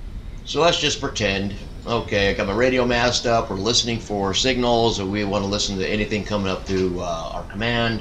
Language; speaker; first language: English; native; English